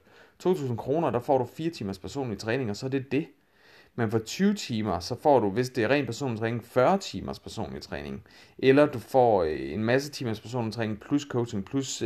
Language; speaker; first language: Danish; native; Danish